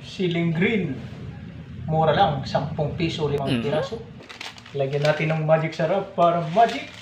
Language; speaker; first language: Filipino; non-native, local second language; Cebuano